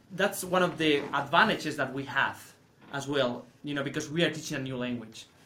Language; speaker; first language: English; non-native, fluent; Spanish